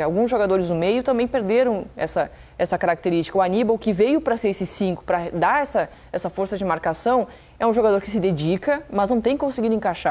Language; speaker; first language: Portuguese; native; Portuguese